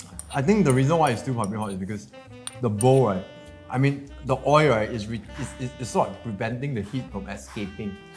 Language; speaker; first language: English; native; English